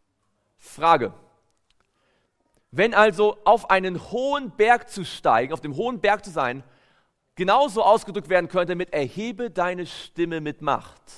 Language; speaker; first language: German; native; German